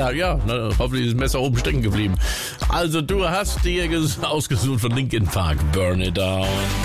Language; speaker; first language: German; native; German